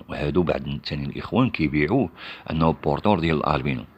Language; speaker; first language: Arabic; native; Arabic